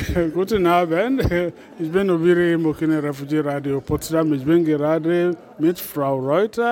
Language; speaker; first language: German; non-native, fluent; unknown